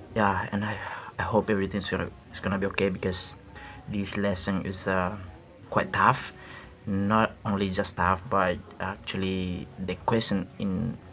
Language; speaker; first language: English; non-native, fluent; Tetum